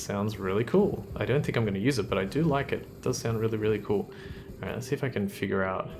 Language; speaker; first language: English; native; English